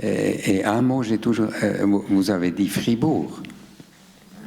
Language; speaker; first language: French; non-native, local second language; German